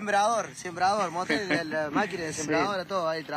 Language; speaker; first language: Spanish; native; Spanish